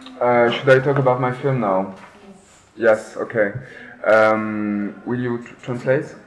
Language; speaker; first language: English; non-native, fluent; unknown